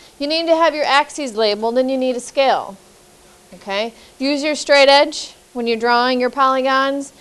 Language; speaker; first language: English; native; English